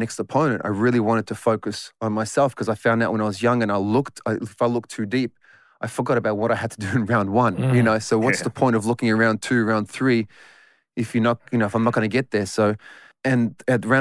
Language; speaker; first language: English; native; English